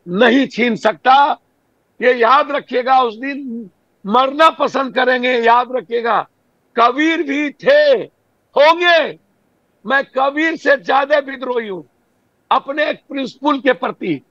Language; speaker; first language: Hindi; native; Hindi